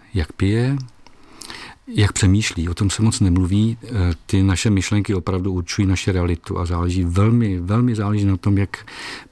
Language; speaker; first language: Czech; native; Czech